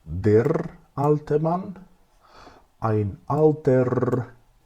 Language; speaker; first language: German; non-native, fluent; Macedonian